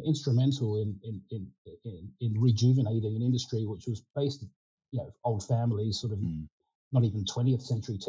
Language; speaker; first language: English; early bilingual, other home language; Ukrainian